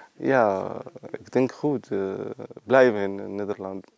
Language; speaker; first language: Dutch; non-native, learner; Arabic